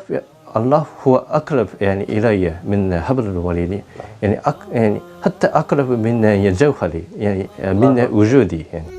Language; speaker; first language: Arabic; non-native, learner; Japanese